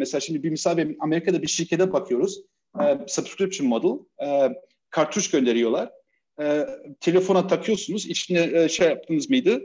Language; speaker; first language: Turkish; early bilingual, heritage; Turkish